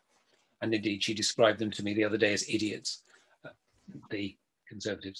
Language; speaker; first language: English; native; English